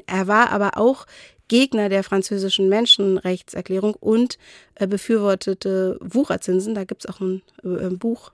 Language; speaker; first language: German; native; German